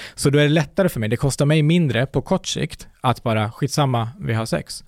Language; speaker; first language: Swedish; early bilingual, other home language; Kurdish